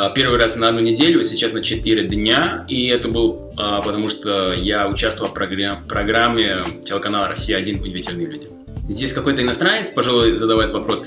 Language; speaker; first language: Russian; non-native, fluent; Slovak